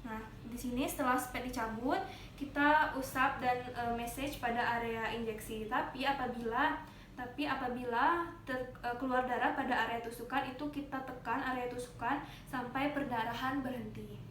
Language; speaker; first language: Indonesian; native; Indonesian